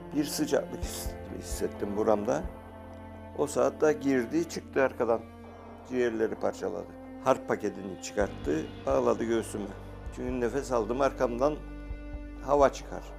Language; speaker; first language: Turkish; native; Turkish